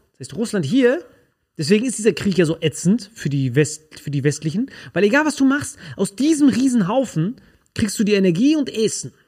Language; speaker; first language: German; non-native, fluent; Spanish